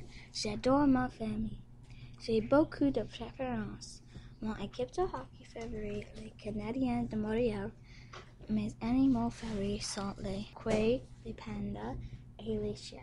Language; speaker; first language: French; non-native, learner; English